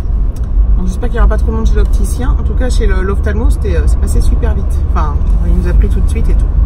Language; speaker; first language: French; native; French